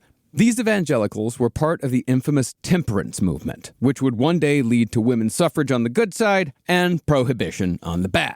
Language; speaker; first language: English; native; English